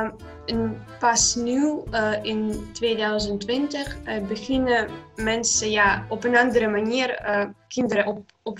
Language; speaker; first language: Dutch; non-native, fluent; Russian